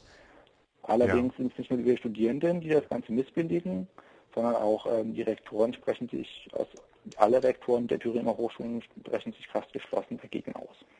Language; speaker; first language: German; native; German